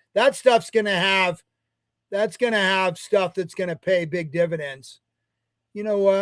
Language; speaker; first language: English; native; English